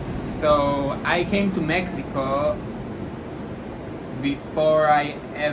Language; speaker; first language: English; non-native, fluent; Hebrew